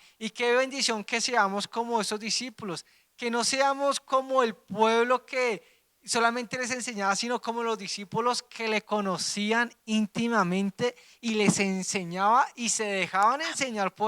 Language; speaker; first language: Spanish; native; Spanish